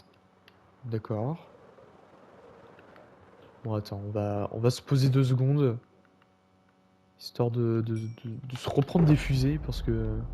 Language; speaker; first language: French; native; French